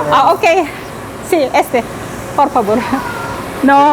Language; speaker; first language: Spanish; non-native, learner; Filipino